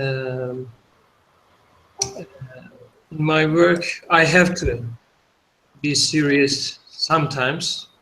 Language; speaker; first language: English; non-native, learner; Turkish